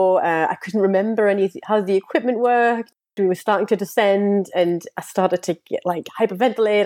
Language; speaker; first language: English; native; English